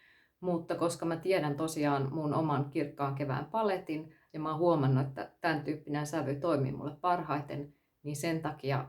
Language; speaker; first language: Finnish; native; Finnish